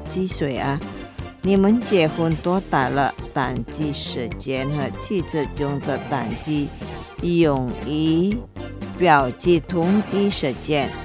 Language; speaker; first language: Chinese; non-native, fluent; Indonesian